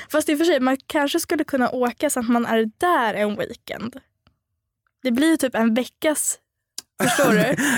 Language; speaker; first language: Swedish; native; Swedish